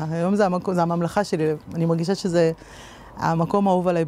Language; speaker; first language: Hebrew; native; Hebrew